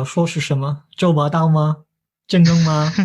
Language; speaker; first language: Chinese; non-native, fluent; English